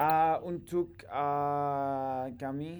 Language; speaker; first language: Indonesian; non-native, learner; English